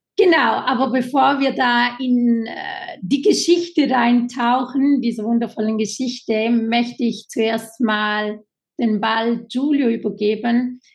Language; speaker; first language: German; native; German